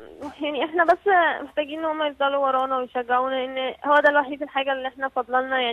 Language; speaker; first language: Arabic; native; Arabic